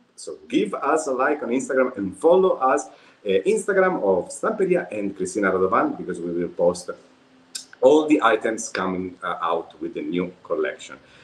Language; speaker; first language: English; non-native, fluent; Italian